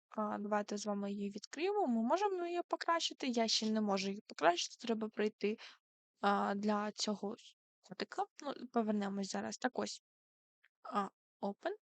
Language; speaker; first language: Ukrainian; non-native, local second language; Russian